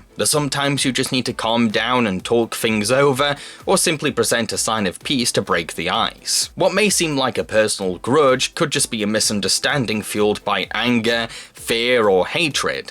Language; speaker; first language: English; native; English